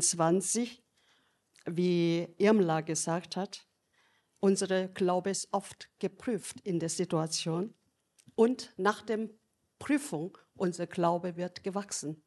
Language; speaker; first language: German; non-native, learner; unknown